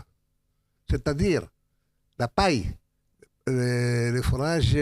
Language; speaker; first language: French; non-native, fluent; Spanish